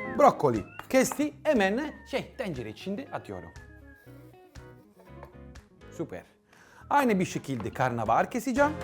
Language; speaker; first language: Turkish; non-native, learner; Italian